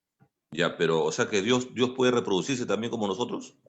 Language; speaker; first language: Spanish; native; Spanish